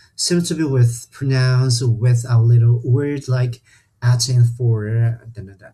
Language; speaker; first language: English; non-native, fluent; Chinese